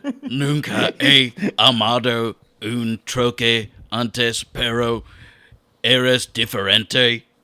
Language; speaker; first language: Spanish; non-native, learner; English